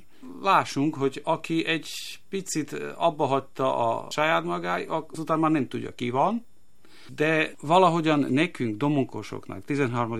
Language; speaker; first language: Hungarian; non-native, local second language; Slovak